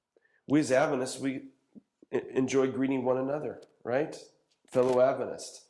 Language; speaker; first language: English; native; English